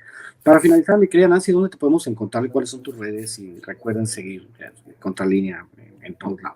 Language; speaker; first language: Spanish; native; Spanish